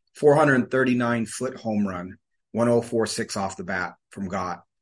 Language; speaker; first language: English; native; English